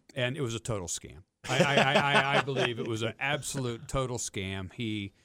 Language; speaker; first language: English; native; English